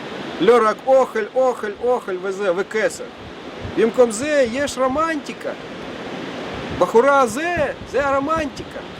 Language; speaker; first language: Hebrew; non-native, fluent; Russian